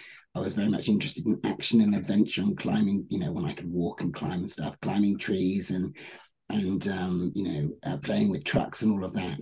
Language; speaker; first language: English; native; English